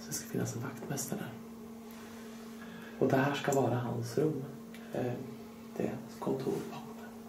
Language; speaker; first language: Swedish; native; Swedish